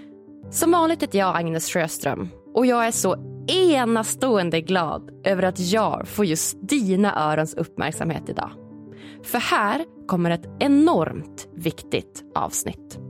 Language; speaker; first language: Swedish; native; Swedish